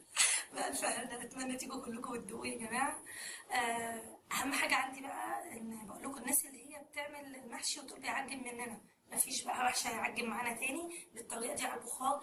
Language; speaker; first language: Arabic; native; Arabic